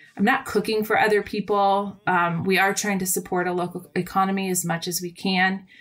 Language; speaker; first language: English; native; English